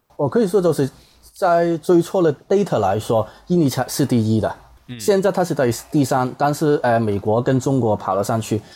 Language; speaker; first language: Chinese; non-native, fluent; Cantonese